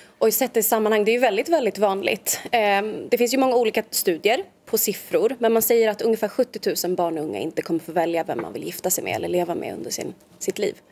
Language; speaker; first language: Swedish; native; Swedish